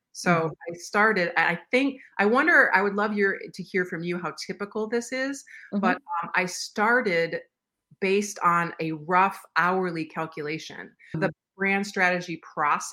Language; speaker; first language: English; native; English